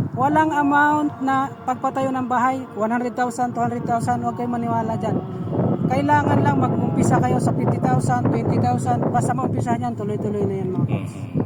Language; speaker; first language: Filipino; non-native, local second language; Cebuano